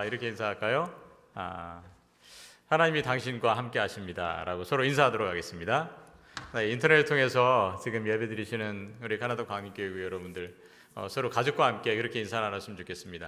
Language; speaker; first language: Korean; native; Korean